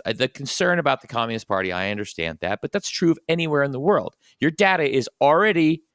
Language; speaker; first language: English; native; English